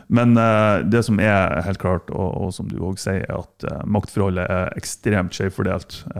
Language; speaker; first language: Norwegian; non-native, fluent; German